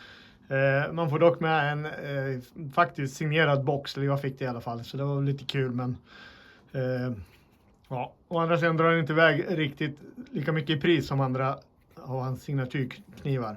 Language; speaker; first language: Swedish; native; Swedish